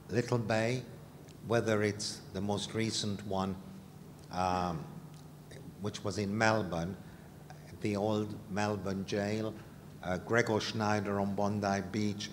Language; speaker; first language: English; non-native, fluent; Hungarian